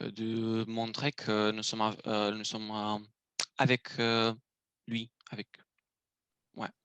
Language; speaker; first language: French; non-native, learner; Romanian